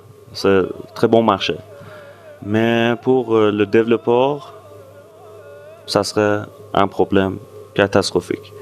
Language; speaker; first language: French; non-native, fluent; Persian